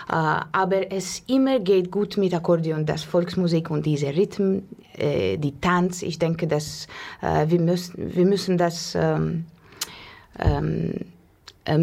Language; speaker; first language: German; non-native, learner; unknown